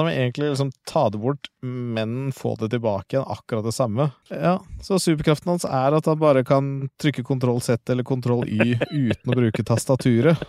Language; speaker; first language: Norwegian; native; Norwegian